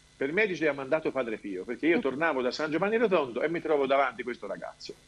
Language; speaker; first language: Italian; non-native, fluent; Albanian